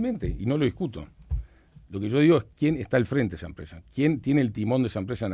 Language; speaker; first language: Spanish; native; Spanish